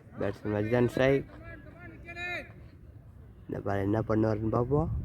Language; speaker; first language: Tamil; native; Tamil